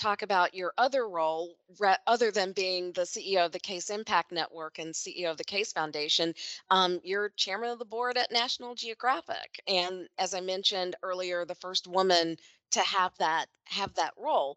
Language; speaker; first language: English; native; English